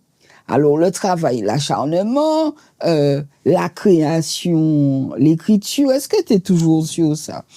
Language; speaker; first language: French; native; French